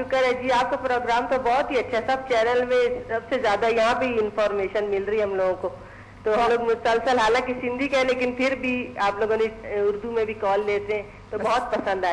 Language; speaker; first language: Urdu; non-native, local second language; Punjabi